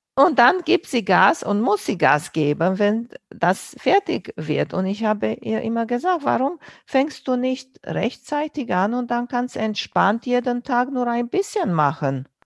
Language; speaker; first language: German; non-native, fluent; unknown